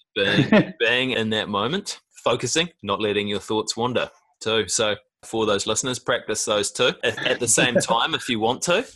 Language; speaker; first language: English; native; English